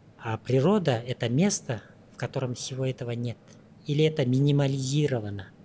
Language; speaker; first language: Russian; native; Russian